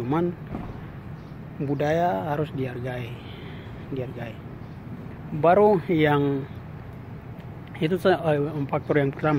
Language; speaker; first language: Indonesian; non-native, local second language; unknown